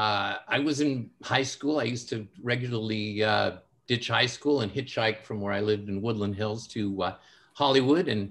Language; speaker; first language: English; native; English